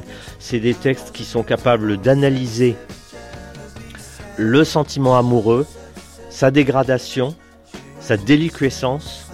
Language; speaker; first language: French; native; French